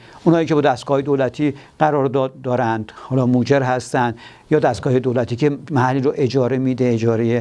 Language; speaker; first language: Persian; native; Persian